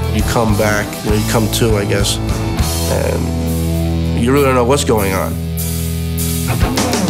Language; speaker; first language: English; native; English